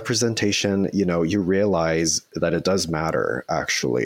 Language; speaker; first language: English; native; English